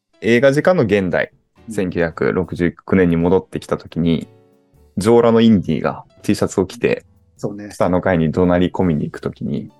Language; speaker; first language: Japanese; native; Japanese